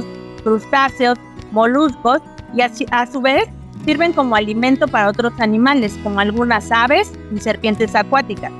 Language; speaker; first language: Spanish; native; Spanish